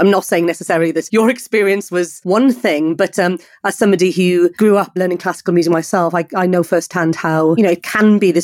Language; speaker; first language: English; native; English